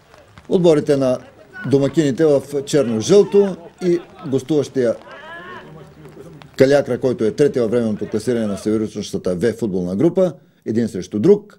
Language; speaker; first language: Bulgarian; native; Bulgarian